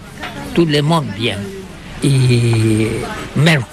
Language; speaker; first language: French; non-native, learner; Catalan